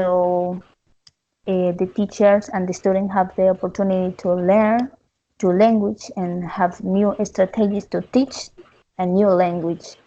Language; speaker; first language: English; non-native, learner; Spanish